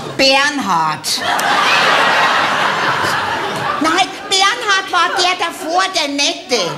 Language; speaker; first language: German; native; German